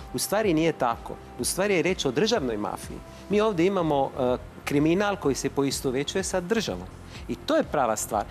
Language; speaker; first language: Bosnian; non-native, fluent; Italian